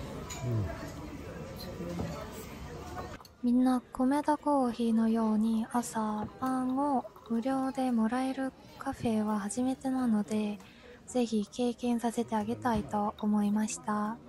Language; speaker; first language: Japanese; non-native, fluent; Korean